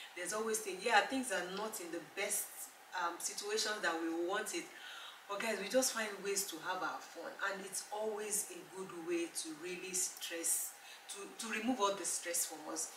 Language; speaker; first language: English; non-native, local second language; Yoruba